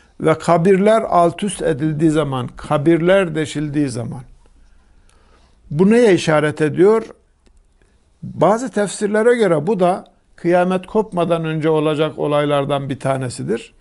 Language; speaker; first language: Turkish; native; Turkish